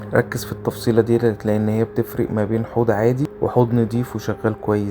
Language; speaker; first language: Arabic; native; Arabic